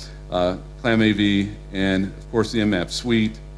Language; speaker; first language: English; native; English